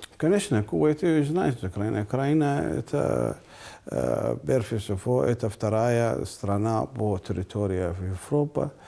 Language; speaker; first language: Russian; non-native, learner; Arabic